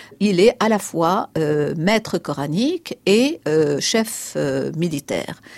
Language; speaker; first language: French; non-native, local second language; Arabic